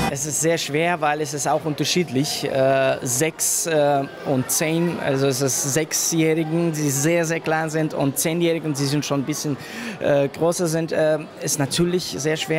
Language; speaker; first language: German; non-native, fluent; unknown